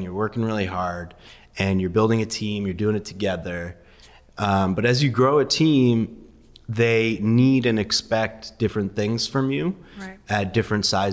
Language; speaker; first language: English; early bilingual, other home language; Persian